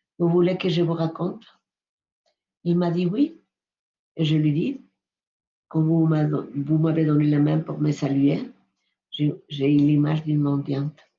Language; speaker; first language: French; non-native, fluent; Spanish